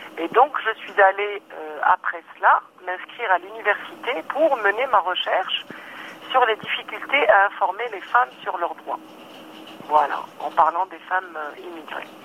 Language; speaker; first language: French; non-native, local second language; Arabic